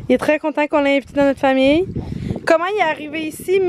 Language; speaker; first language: French; native; French